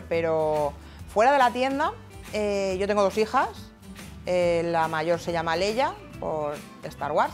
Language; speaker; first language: Spanish; native; Spanish